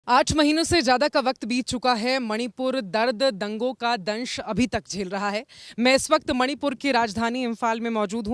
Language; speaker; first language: Hindi; native; Hindi